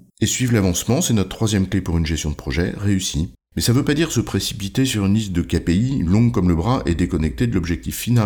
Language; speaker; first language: French; native; French